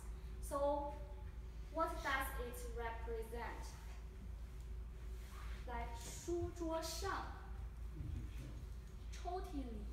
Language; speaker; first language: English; non-native, fluent; Chinese